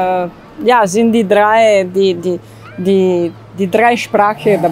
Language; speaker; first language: German; non-native, learner; Italian